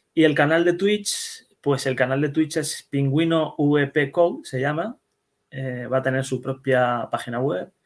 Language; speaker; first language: Spanish; early bilingual, other home language; Dutch